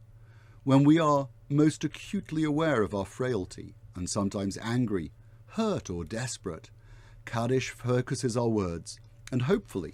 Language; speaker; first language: English; native; English